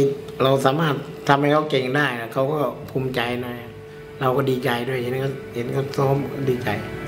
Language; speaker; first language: Thai; native; Thai